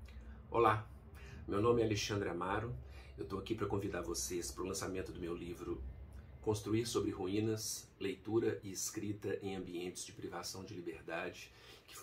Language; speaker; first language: Portuguese; native; Portuguese